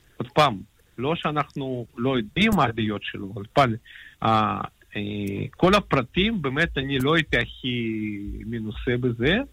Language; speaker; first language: Hebrew; non-native, fluent; Russian